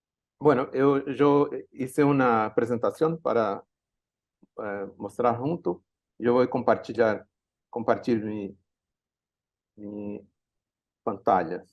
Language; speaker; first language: Spanish; non-native, learner; Portuguese